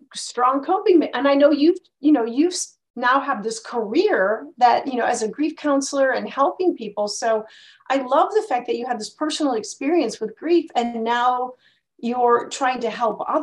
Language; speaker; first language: English; native; English